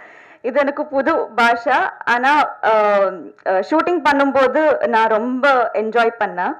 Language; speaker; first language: Tamil; non-native, learner; Telugu